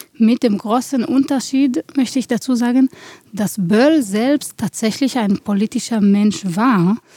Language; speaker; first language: German; non-native, fluent; Hebrew